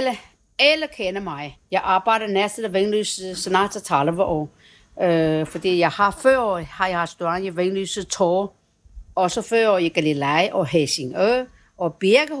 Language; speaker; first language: Danish; non-native, learner; Chinese